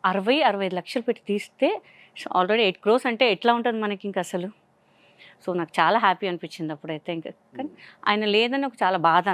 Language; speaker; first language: Telugu; non-native, local second language; Hindi